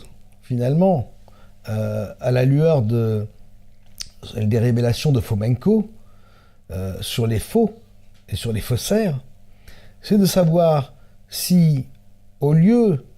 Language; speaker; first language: French; native; French